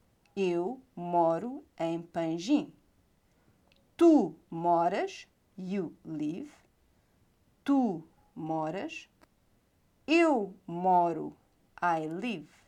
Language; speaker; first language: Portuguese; non-native, fluent; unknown